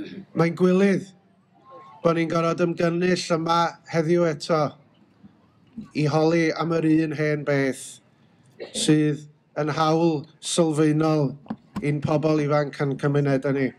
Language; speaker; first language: Welsh; native; Welsh